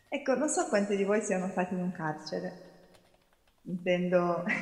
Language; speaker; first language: Italian; non-native, fluent; Ukrainian